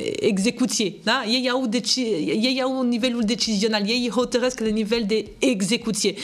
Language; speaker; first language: Romanian; non-native, fluent; French